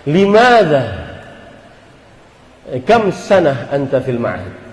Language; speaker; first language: Arabic; non-native, fluent; Indonesian